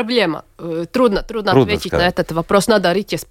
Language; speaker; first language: Russian; non-native, local second language; Latvian